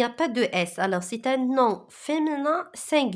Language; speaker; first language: French; non-native, local second language; Arabic